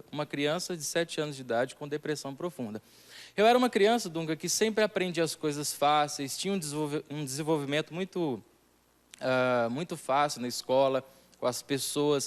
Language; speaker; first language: Portuguese; native; Portuguese